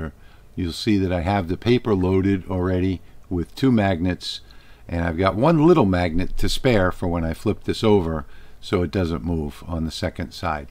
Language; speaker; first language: English; native; English